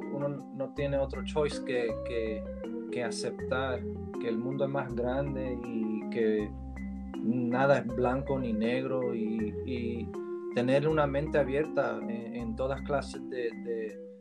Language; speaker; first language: Spanish; early bilingual, heritage; Spanish